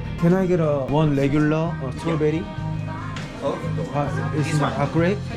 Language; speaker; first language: English; non-native, learner; Korean